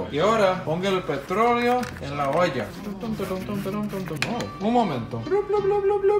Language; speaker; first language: Spanish; non-native, learner; English